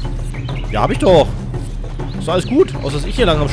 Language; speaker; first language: German; native; German